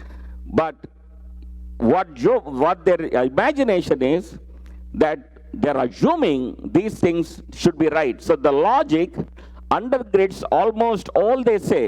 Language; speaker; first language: English; non-native, local second language; Telugu